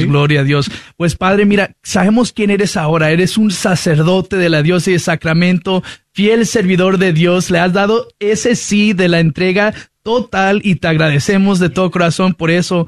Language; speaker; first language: Spanish; early bilingual, other home language; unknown